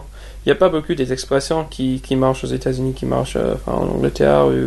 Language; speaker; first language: French; non-native, fluent; English